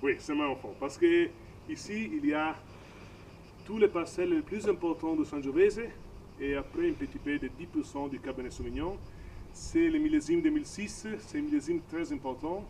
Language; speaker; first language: French; non-native, fluent; Italian